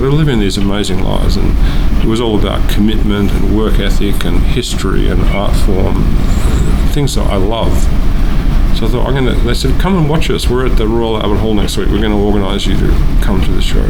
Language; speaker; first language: English; native; English